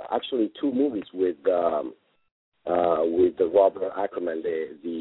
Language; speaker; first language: English; non-native, fluent; Italian